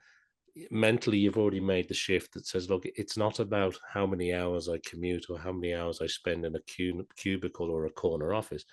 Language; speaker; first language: English; native; English